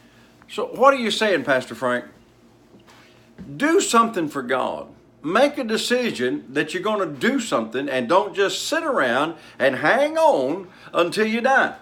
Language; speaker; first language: English; native; English